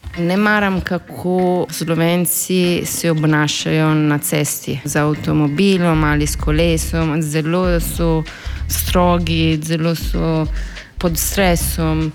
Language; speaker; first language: Slovenian; non-native, fluent; Italian